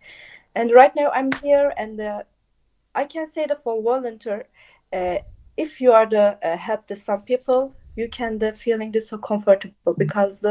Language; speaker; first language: English; non-native, local second language; Turkish